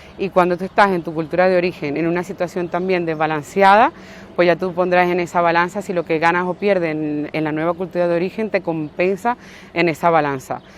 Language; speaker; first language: Spanish; native; Spanish